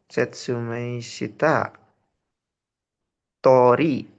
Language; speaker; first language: Japanese; non-native, learner; Indonesian